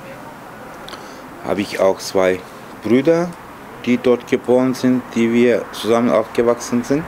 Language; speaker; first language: German; non-native, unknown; Turkish